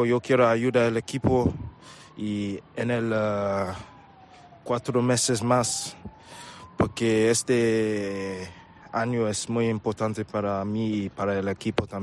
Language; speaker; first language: Spanish; non-native, learner; English